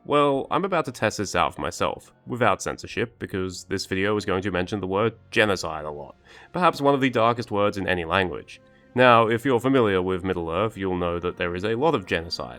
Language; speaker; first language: English; native; English